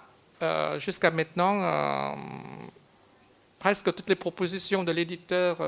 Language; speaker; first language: French; non-native, fluent; Vietnamese